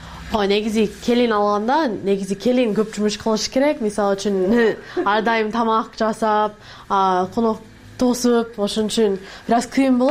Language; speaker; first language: Kyrgyz; non-native, learner; English